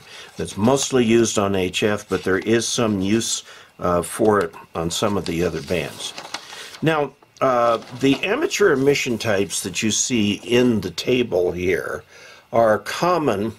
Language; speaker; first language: English; native; English